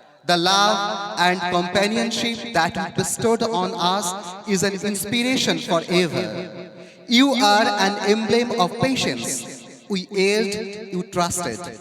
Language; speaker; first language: English; non-native, local second language; Bangla